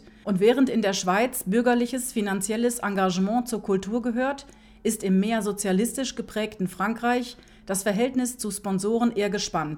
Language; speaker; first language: German; native; German